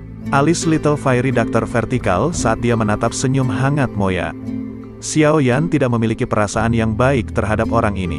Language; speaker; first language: Indonesian; native; Indonesian